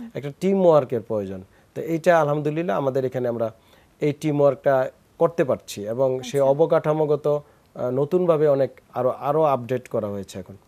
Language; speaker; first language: Bangla; native; Bangla